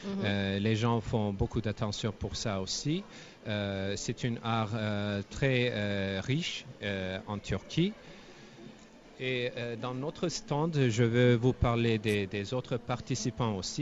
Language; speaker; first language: French; non-native, fluent; Turkish